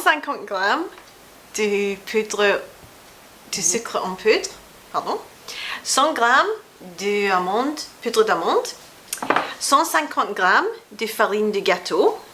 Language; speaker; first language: French; non-native, learner; English